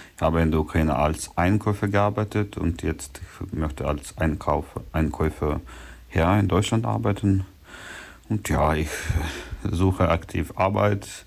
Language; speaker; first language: German; non-native, learner; Ukrainian